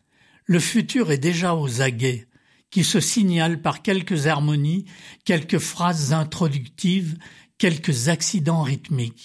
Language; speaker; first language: French; native; French